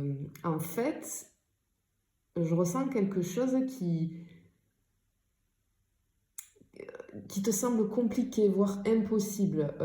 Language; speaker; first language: French; native; French